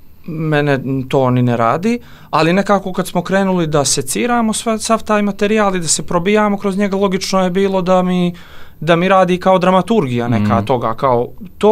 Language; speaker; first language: Serbian; native; Serbian